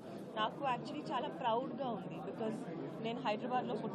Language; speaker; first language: Telugu; non-native, local second language; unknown